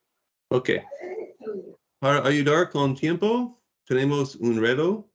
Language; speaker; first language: Spanish; non-native, learner; English